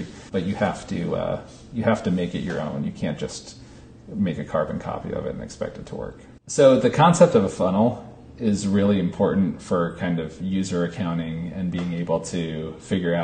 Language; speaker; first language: English; native; English